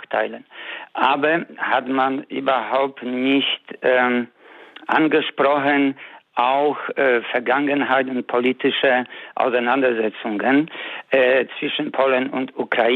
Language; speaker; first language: German; non-native, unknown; Polish